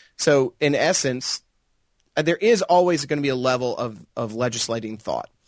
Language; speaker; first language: English; native; English